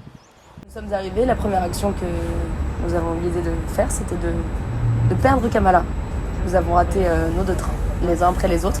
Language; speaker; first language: French; native; French